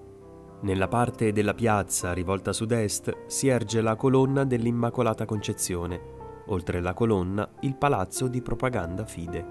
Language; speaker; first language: Italian; native; Italian